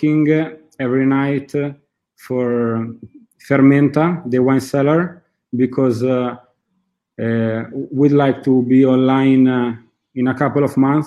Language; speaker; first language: English; non-native, learner; Italian